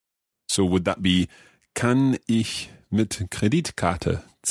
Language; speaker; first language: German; non-native, learner; English